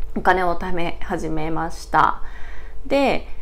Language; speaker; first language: Japanese; native; Japanese